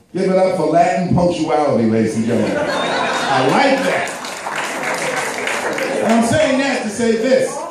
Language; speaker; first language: English; native; English